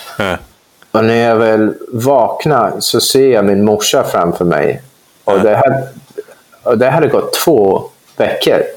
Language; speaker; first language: Swedish; non-native, fluent; English